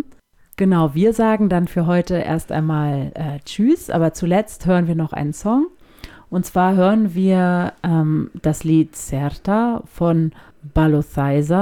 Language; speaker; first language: German; native; German